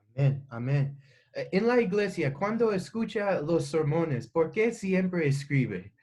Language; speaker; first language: Spanish; non-native, learner; English